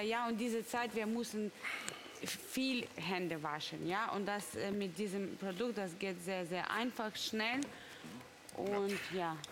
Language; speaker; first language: German; non-native, learner; Russian